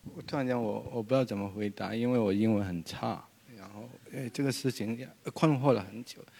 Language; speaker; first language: Chinese; native; Chinese